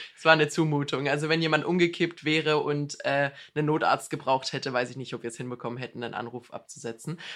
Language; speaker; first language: German; native; German